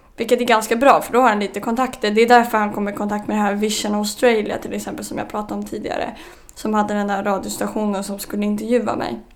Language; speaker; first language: Swedish; native; Swedish